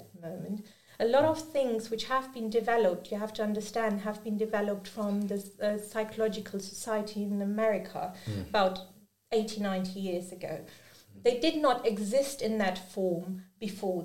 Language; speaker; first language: English; non-native, fluent; German